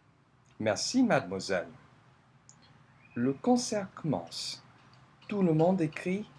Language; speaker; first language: French; non-native, fluent; English